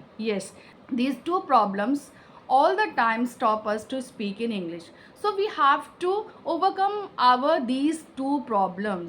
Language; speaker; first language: English; non-native, local second language; Hindi